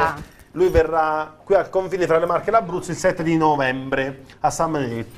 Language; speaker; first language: Italian; native; Italian